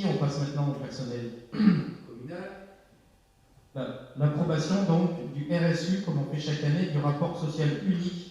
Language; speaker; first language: French; native; French